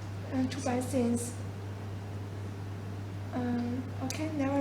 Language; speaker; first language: English; non-native, learner; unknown